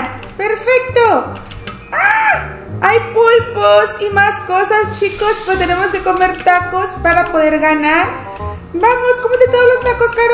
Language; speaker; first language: Spanish; native; Spanish